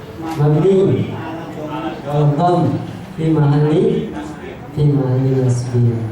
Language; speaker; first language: Arabic; non-native, fluent; Indonesian